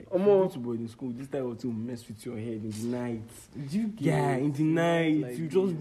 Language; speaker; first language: English; non-native, local second language; Yoruba